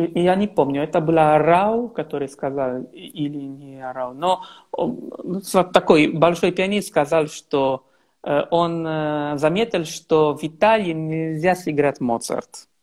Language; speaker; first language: Russian; non-native, learner; Italian